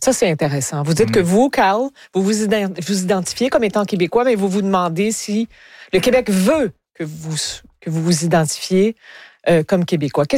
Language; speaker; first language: French; native; French